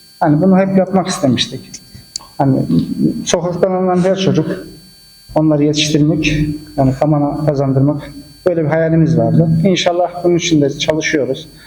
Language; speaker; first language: Turkish; early bilingual, heritage; Turkish